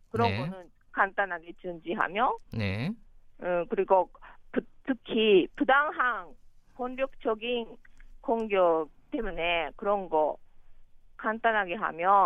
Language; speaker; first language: Korean; non-native, learner; Japanese